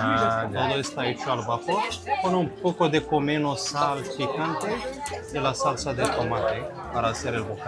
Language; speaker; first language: Spanish; non-native, fluent; Arabic